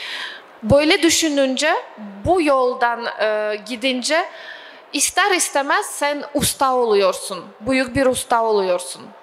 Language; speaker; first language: Turkish; non-native, fluent; Russian